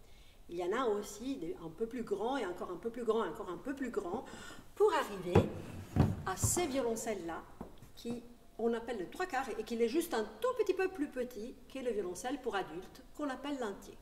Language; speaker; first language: French; non-native, fluent; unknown